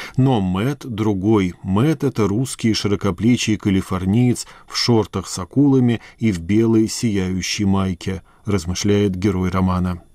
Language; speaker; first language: Russian; native; Russian